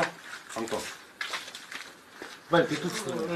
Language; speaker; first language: Russian; native; Russian